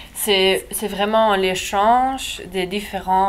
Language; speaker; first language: French; non-native, local second language; Dutch